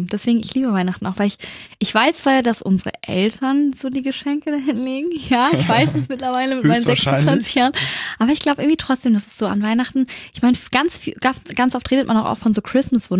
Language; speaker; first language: German; native; German